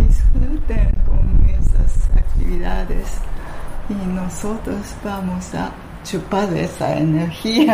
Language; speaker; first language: Spanish; non-native, learner; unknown